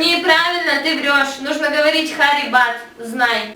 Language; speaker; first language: Russian; native; Russian